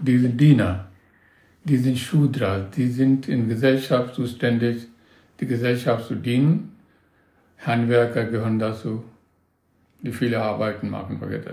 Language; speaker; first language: German; non-native, learner; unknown